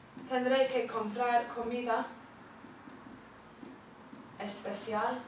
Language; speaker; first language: Spanish; non-native, fluent; English